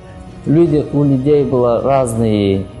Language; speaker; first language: Russian; non-native, learner; Kyrgyz